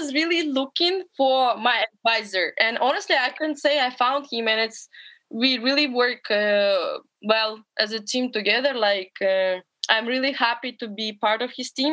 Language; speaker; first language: English; non-native, fluent; Russian